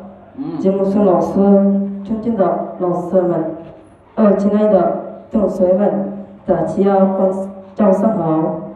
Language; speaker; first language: Chinese; non-native, learner; Indonesian